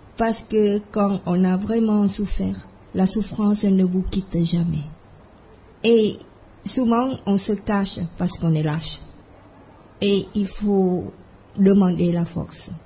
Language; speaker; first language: French; non-native, fluent; Khmer